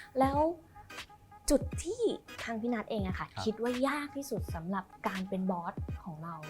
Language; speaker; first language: Thai; native; Thai